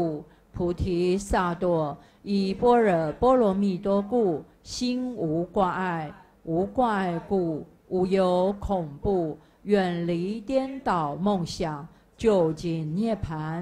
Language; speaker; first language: Chinese; native; Chinese